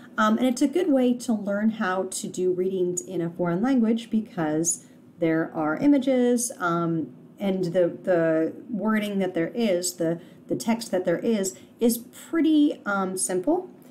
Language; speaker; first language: English; native; English